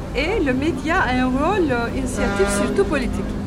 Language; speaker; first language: French; non-native, fluent; Turkish